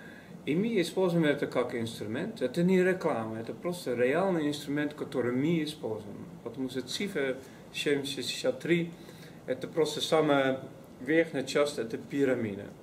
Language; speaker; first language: Russian; non-native, learner; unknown